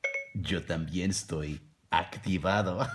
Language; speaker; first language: Spanish; non-native, learner; Portuguese